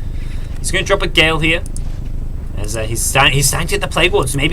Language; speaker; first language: English; native; English